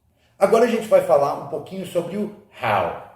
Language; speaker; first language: Portuguese; non-native, fluent; English